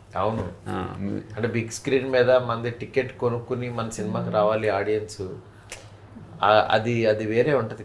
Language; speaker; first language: Telugu; native; Telugu